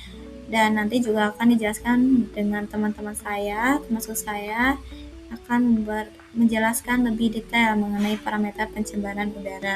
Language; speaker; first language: Indonesian; native; Indonesian